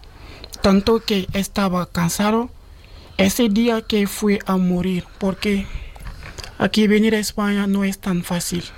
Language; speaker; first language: Spanish; non-native, learner; Bambara